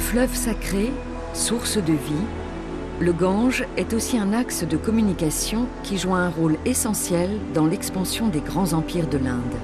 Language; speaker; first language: French; native; French